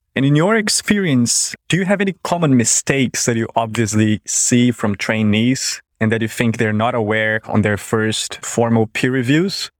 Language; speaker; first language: English; non-native, fluent; Portuguese